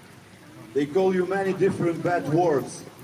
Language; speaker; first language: English; non-native, learner; Ukrainian